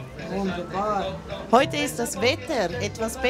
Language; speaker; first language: German; native; German